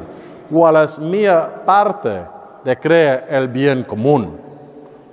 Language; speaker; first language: Spanish; non-native, learner; English